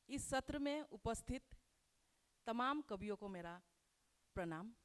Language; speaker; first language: Hindi; non-native, local second language; Assamese